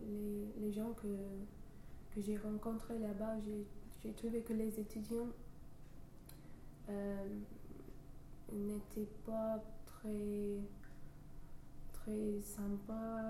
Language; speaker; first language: French; non-native, fluent; English